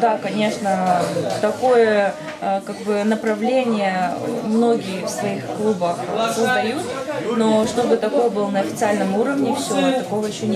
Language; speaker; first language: Russian; native; Russian